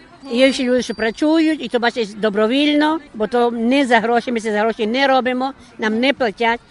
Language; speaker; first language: Ukrainian; early bilingual, heritage; Ukrainian